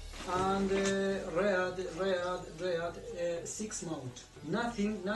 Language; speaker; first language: English; non-native, learner; Spanish